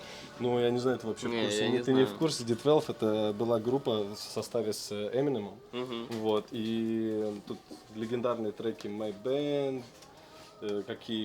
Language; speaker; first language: Russian; native; Russian